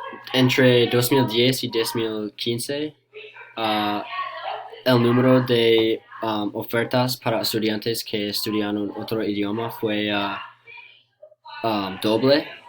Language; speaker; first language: Spanish; non-native, learner; English